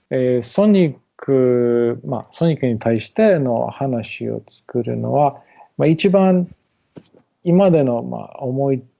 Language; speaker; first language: Japanese; non-native, learner; English